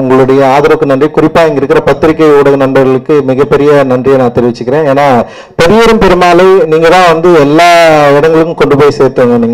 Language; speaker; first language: Tamil; native; Tamil